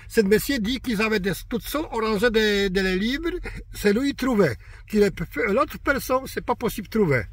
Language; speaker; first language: French; non-native, learner; Polish